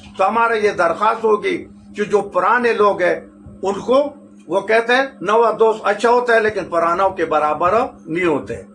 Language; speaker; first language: Urdu; non-native, local second language; Pashto